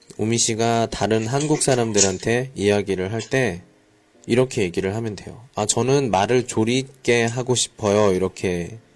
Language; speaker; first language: Korean; native; Korean